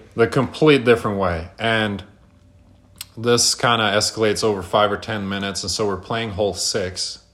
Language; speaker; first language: English; non-native, fluent; Norwegian